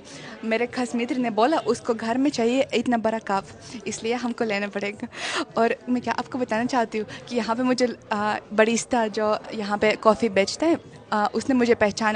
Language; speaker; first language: Hindi; non-native, fluent; Russian